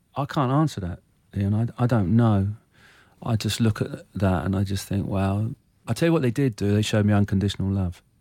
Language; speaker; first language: English; native; English